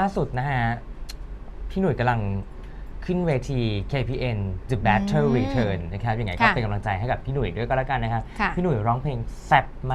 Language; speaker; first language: Thai; native; Thai